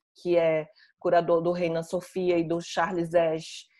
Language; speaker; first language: Portuguese; native; Portuguese